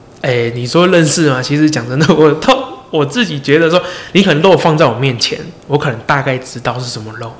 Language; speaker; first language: Chinese; native; Chinese